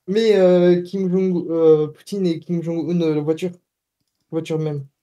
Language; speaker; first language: French; native; French